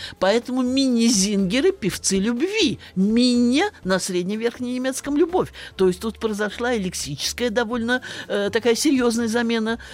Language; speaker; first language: Russian; native; Russian